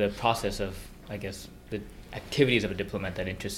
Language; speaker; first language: English; non-native, local second language; Korean